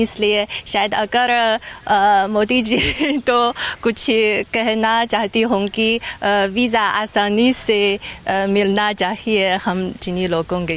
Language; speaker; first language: Hindi; non-native, fluent; Chinese